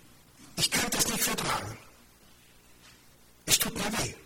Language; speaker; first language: German; non-native, fluent; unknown